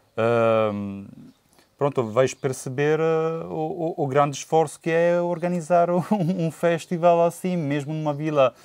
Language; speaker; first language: Portuguese; non-native, fluent; Italian